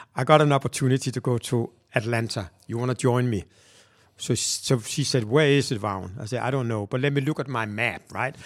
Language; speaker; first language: English; non-native, fluent; Danish